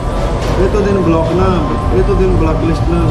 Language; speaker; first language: Filipino; non-native, learner; Punjabi